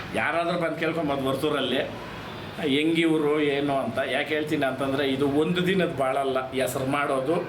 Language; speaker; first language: Kannada; native; Kannada